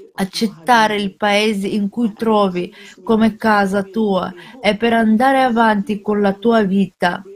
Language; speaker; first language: Italian; non-native, fluent; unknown